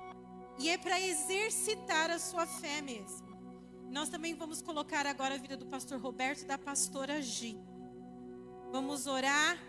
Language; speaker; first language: Portuguese; native; Portuguese